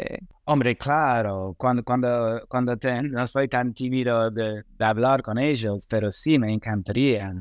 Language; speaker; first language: Spanish; non-native, fluent; English